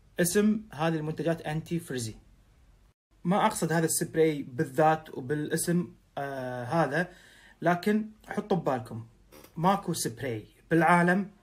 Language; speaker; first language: Arabic; native; Arabic